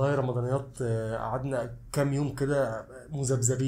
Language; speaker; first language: Arabic; native; Arabic